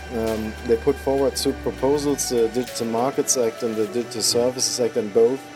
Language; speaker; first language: English; non-native, fluent; German